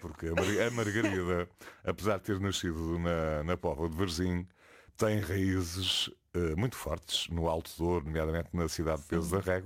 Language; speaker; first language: Portuguese; native; Portuguese